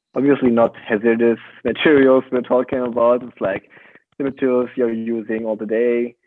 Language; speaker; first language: English; non-native, fluent; German